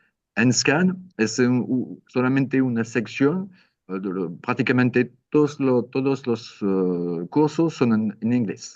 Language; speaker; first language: Spanish; non-native, learner; French